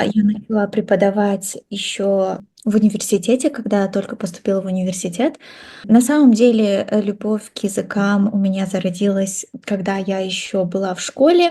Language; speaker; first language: Russian; non-native, local second language; Kazakh